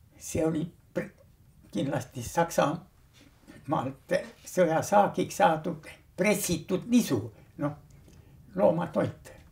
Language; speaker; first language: Estonian; native; Estonian